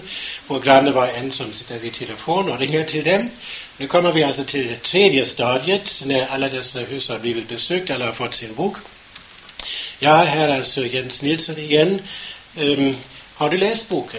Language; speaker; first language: Swedish; non-native, fluent; German